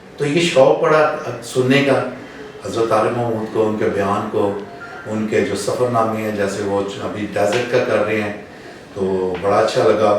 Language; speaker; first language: Urdu; non-native, local second language; Punjabi